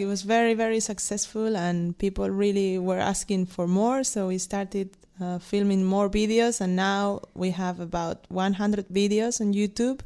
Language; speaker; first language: English; non-native, fluent; Spanish